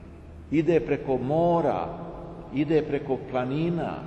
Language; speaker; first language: Serbian; native; Serbian